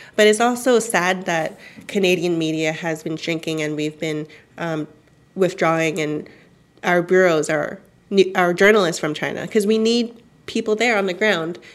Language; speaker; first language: English; non-native, fluent; Cantonese